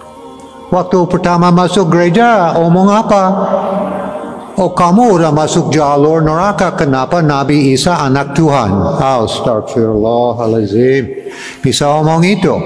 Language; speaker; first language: Indonesian; non-native, fluent; English